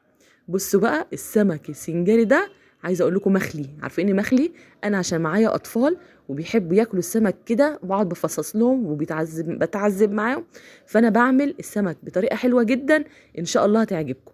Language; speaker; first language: Arabic; native; Arabic